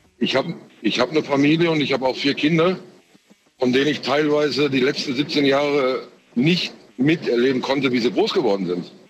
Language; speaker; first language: German; early bilingual, other home language; Turkish